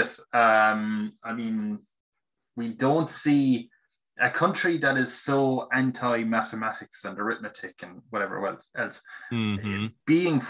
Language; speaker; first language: English; native; English